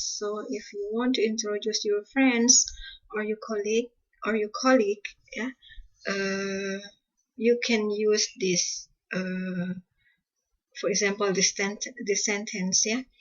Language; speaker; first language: English; non-native, fluent; Indonesian